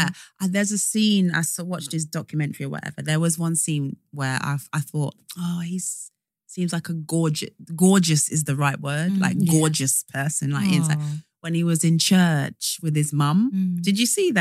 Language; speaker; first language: English; native; English